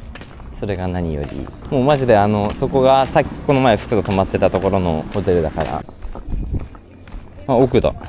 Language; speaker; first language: Japanese; native; Japanese